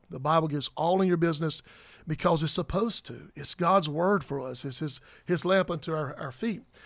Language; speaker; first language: English; native; English